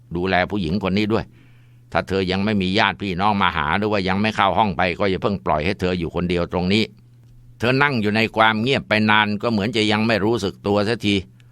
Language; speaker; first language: Thai; native; Thai